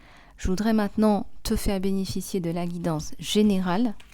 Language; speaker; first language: French; native; French